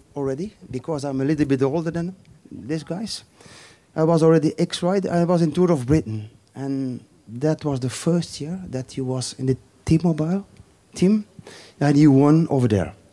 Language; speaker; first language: English; non-native, fluent; Dutch